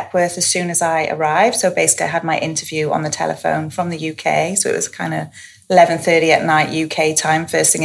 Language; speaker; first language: English; native; English